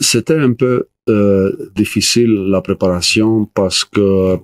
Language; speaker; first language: French; non-native, learner; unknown